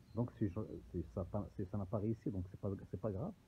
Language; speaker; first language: French; non-native, local second language; Arabic